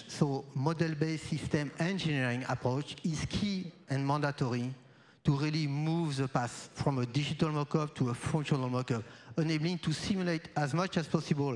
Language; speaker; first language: English; non-native, fluent; French